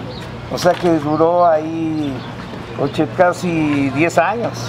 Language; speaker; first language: Spanish; native; Spanish